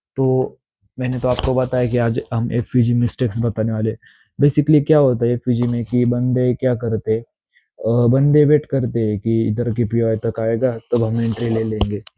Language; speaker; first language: Hindi; non-native, local second language; Marathi